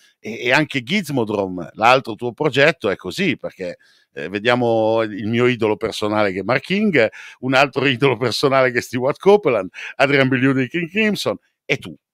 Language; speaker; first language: Italian; native; Italian